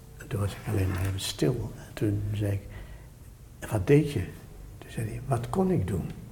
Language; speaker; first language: Dutch; native; Dutch